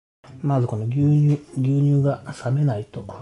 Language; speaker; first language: Japanese; native; Japanese